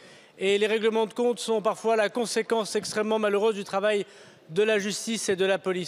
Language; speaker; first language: French; native; French